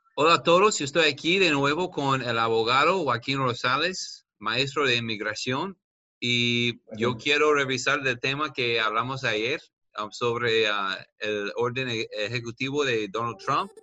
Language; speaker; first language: Spanish; non-native, learner; English